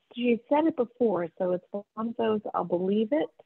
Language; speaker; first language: English; native; English